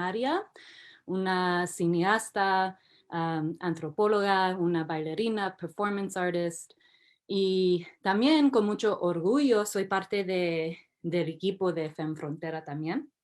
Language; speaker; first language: Spanish; early bilingual, heritage; English